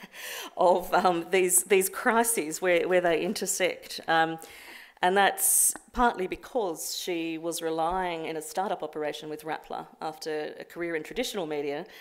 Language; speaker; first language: English; native; English